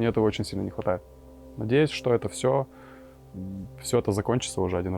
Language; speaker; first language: Russian; native; Russian